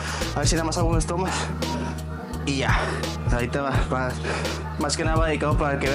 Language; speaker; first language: Spanish; native; Spanish